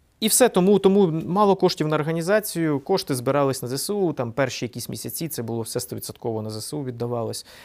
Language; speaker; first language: Ukrainian; non-native, local second language; Russian